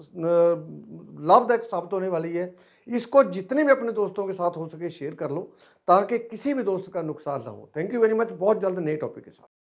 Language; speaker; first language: Hindi; non-native, local second language; Punjabi